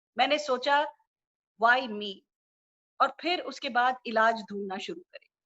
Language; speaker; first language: Hindi; non-native, local second language; Urdu